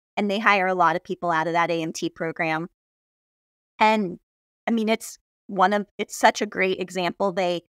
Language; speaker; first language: English; native; English